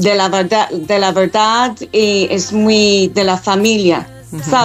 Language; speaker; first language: Spanish; non-native, fluent; English